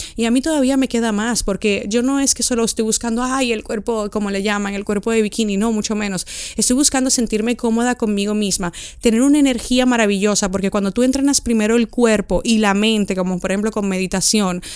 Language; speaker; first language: Spanish; native; Spanish